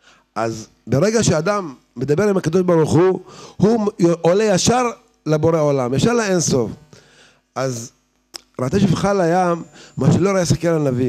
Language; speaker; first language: Hebrew; native; Hebrew